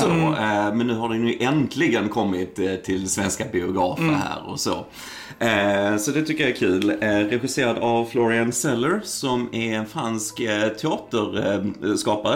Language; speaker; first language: Swedish; native; Swedish